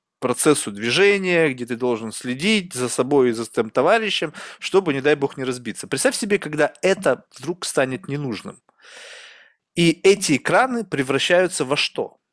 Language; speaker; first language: Russian; native; Russian